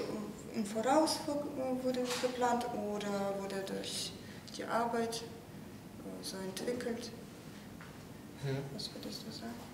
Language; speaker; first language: German; non-native, fluent; Russian